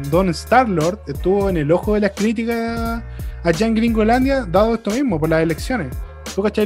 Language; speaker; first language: Spanish; native; Spanish